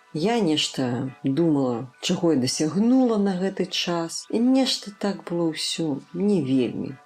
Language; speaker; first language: Belarusian; native; Belarusian